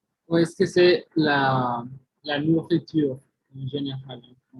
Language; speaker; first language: French; non-native, learner; Spanish